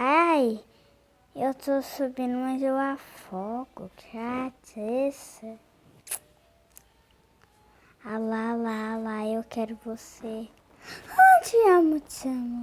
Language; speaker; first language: Portuguese; native; Portuguese